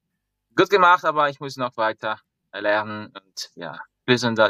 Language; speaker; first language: German; non-native, fluent; Spanish